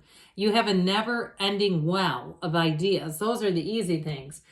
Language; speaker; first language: English; native; English